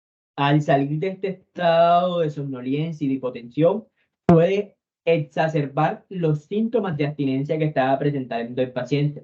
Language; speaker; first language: Spanish; native; Spanish